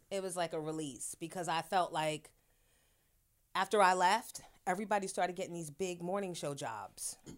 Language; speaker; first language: English; native; English